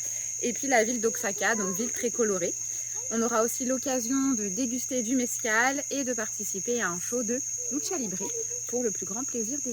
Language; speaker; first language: French; native; French